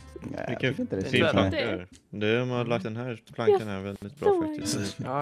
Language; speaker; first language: Swedish; native; Swedish